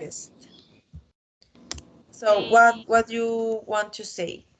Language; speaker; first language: English; non-native, learner; Spanish